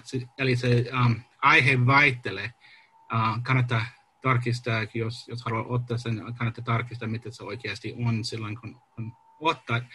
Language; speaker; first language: Finnish; non-native, learner; English